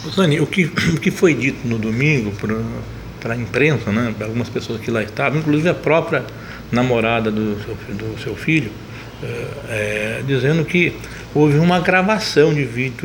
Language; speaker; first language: Portuguese; native; Portuguese